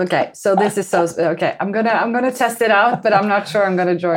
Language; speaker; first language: English; non-native, fluent; Norwegian